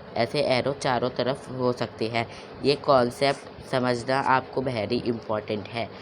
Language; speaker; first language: Hindi; non-native, local second language; Urdu